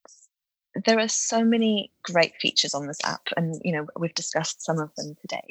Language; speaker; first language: English; native; English